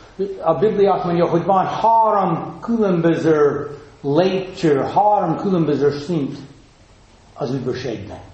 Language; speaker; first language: Hungarian; non-native, fluent; English